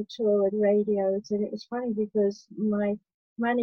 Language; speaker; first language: English; native; English